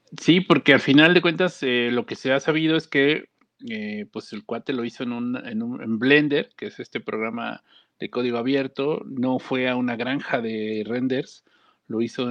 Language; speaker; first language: Spanish; native; Spanish